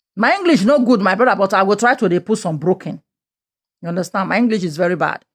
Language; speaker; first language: English; non-native, local second language; Yoruba